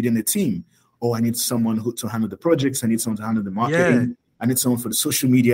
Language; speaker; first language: English; non-native, local second language; Yoruba